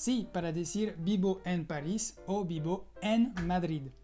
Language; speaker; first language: Spanish; non-native, fluent; French